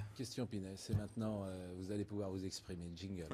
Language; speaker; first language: French; native; French